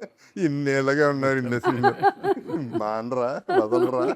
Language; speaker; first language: Telugu; native; Telugu